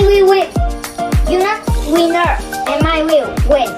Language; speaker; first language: English; non-native, learner; Vietnamese